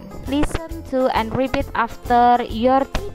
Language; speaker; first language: English; non-native, fluent; Indonesian